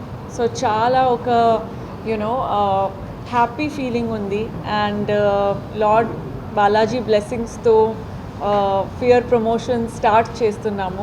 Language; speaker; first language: Telugu; non-native, fluent; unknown